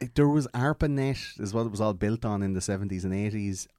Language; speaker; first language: English; native; English